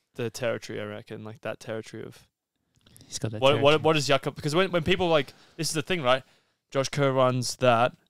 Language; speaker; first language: English; native; English